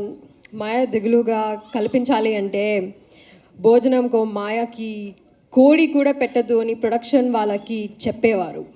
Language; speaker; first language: Telugu; non-native, learner; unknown